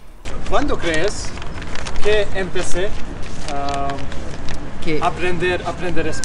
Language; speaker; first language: Spanish; non-native, learner; Hungarian